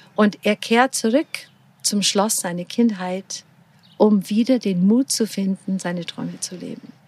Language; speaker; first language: German; non-native, fluent; English